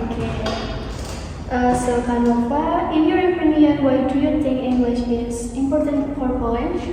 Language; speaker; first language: English; non-native, learner; Indonesian